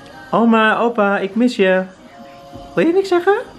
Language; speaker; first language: Dutch; non-native, fluent; Filipino